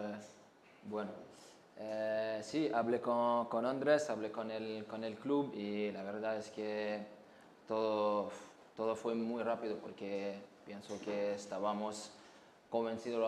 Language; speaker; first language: Spanish; non-native, fluent; French